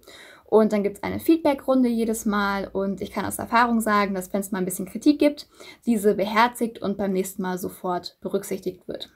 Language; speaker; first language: German; native; German